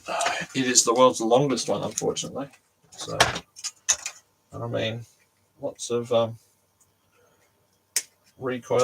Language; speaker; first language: English; native; English